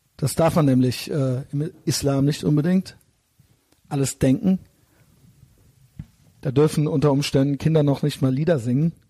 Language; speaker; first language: German; native; German